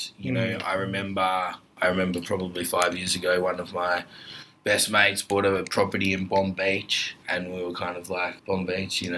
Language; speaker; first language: English; native; English